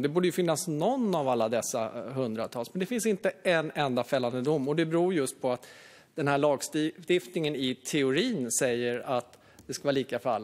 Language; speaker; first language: Swedish; native; Swedish